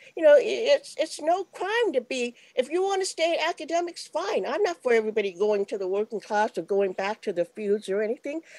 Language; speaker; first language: English; native; English